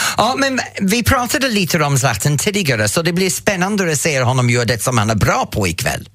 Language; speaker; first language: Swedish; non-native, fluent; English